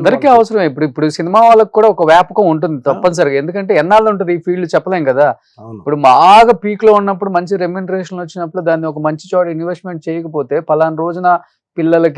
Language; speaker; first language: Telugu; native; Telugu